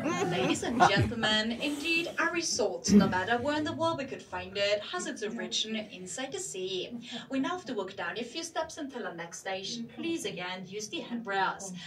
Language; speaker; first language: English; non-native, fluent; German